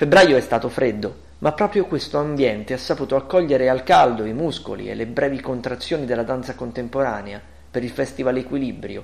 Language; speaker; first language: Italian; native; Italian